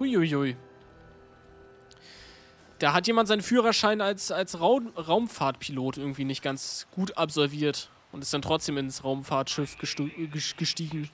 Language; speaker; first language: German; native; German